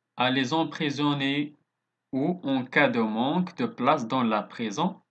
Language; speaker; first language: French; non-native, local second language; Arabic